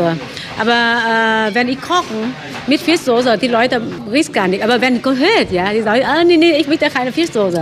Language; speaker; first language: German; non-native, learner; Vietnamese